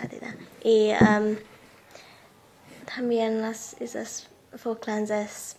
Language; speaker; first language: Spanish; non-native, learner; English